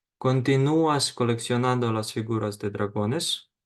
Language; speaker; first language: Spanish; non-native, fluent; Ukrainian